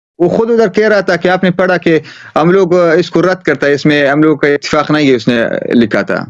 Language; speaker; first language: Urdu; non-native, fluent; Persian